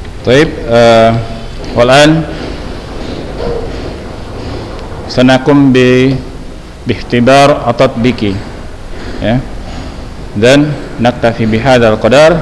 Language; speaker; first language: Arabic; non-native, fluent; Indonesian